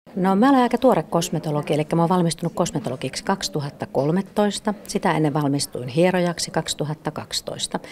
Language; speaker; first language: Finnish; native; Finnish